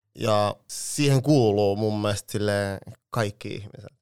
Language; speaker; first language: Finnish; early bilingual, other home language; Lingala